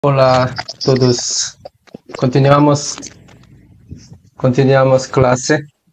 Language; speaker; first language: Spanish; non-native, learner; Korean